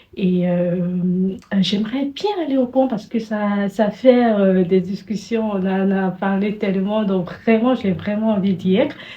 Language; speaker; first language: French; native; French